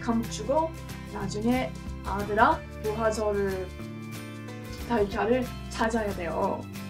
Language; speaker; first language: Korean; non-native, learner; English